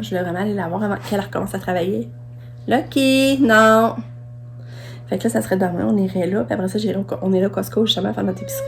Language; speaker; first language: French; native; French